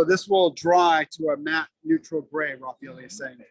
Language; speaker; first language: English; native; English